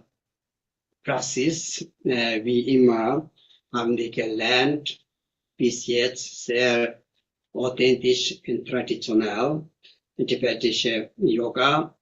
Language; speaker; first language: German; non-native, fluent; Tibetan